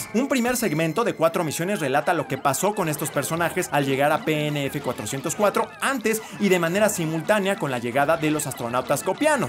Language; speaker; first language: Spanish; native; Spanish